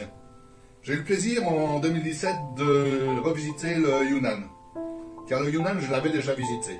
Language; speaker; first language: French; native; French